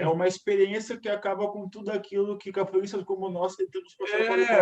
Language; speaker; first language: Portuguese; native; Portuguese